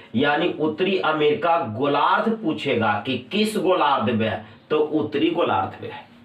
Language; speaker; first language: Hindi; native; Hindi